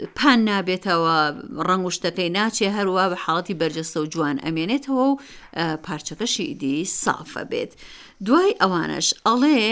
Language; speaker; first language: Central Kurdish; native; Central Kurdish